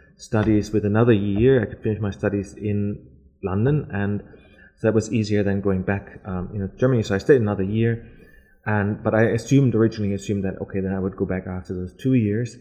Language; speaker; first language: English; non-native, fluent; German